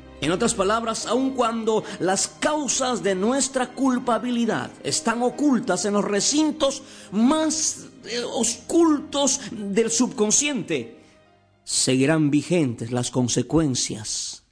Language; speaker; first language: Spanish; native; Spanish